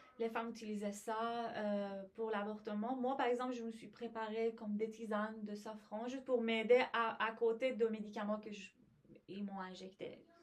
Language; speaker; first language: French; non-native, fluent; Persian